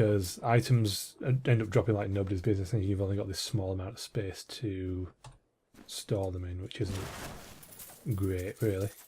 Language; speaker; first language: English; native; English